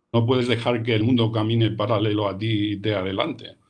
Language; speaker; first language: Spanish; native; Spanish